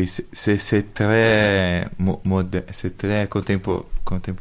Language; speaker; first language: French; non-native, learner; Portuguese